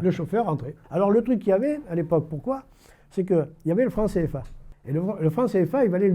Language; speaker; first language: French; native; French